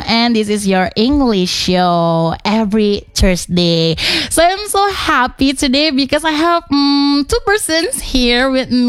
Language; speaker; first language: English; non-native, fluent; Indonesian